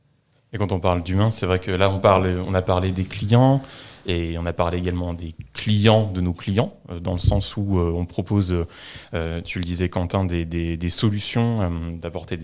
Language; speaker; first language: French; native; French